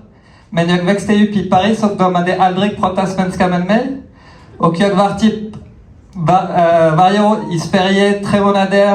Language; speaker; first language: Swedish; non-native, fluent; French